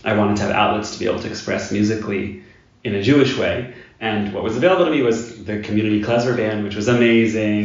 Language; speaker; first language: English; native; English